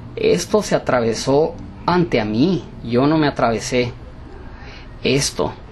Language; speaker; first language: Spanish; early bilingual, heritage; Spanish